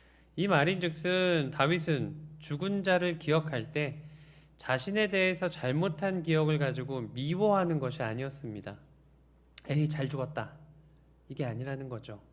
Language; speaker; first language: Korean; native; Korean